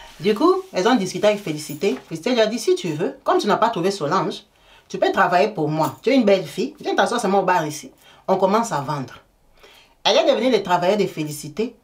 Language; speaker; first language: French; native; French